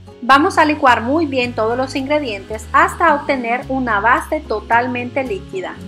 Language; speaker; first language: Spanish; native; Spanish